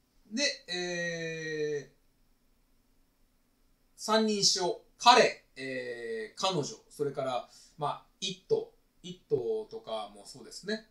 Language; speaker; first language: Japanese; native; Japanese